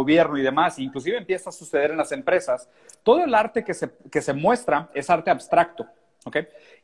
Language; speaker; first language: Spanish; native; Spanish